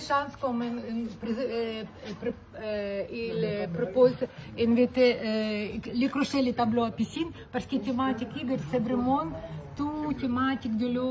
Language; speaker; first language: French; non-native, learner; Ukrainian